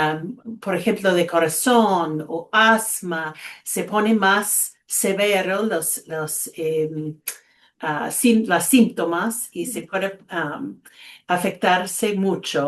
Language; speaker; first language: Spanish; non-native, fluent; English